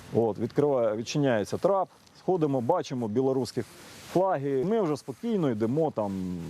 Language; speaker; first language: Ukrainian; native; Ukrainian